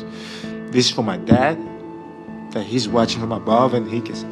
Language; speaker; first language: English; non-native, fluent; Greek